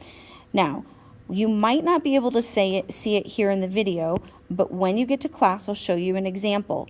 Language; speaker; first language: English; native; English